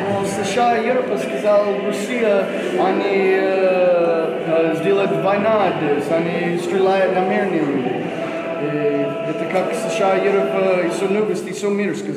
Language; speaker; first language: Russian; non-native, learner; English